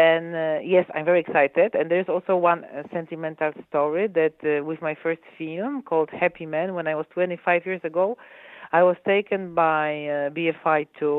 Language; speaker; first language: English; non-native, fluent; Polish